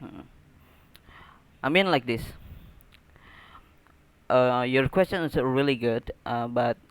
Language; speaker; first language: English; non-native, learner; Indonesian